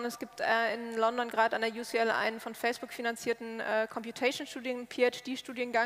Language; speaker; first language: German; native; German